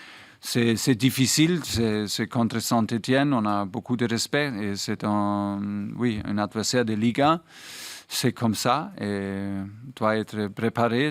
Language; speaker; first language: French; non-native, fluent; German